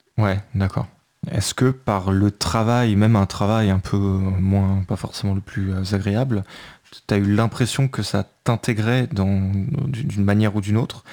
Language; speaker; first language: French; native; French